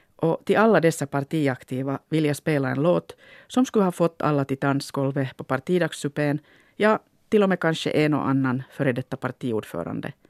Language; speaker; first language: Swedish; non-native, local second language; Finnish